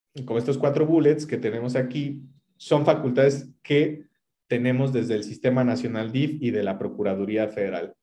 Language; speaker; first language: Spanish; native; Spanish